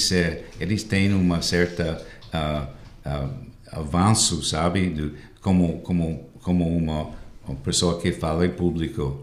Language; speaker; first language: Portuguese; non-native, fluent; English